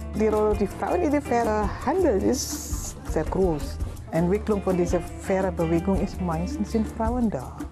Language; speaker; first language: German; non-native, learner; Indonesian